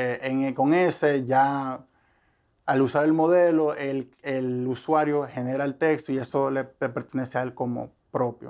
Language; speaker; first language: Spanish; native; Spanish